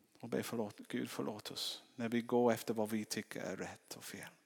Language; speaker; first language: Swedish; non-native, fluent; English